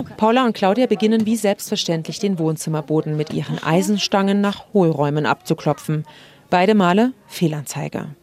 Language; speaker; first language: German; native; German